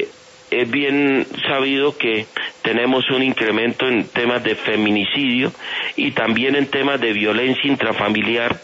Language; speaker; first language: Spanish; native; Spanish